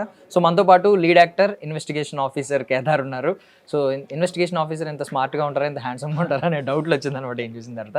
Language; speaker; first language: Telugu; native; Telugu